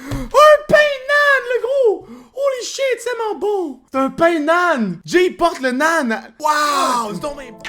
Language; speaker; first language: French; native; French